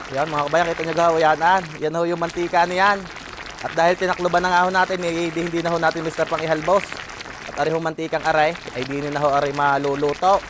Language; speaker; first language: Filipino; native; Filipino